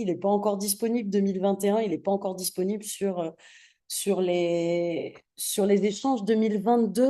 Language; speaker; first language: French; native; French